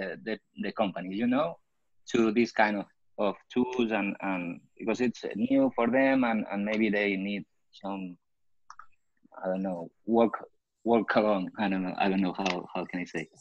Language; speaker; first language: English; non-native, fluent; Spanish